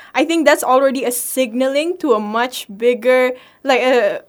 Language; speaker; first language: English; non-native, local second language; Malay